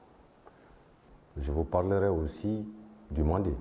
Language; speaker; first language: French; non-native, local second language; Bambara